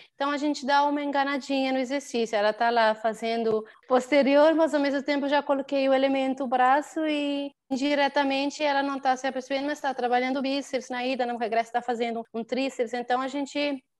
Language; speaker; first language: Portuguese; non-native, local second language; Kabuverdianu